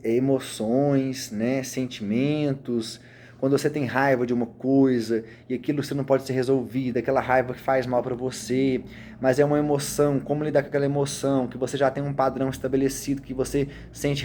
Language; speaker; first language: Portuguese; native; Portuguese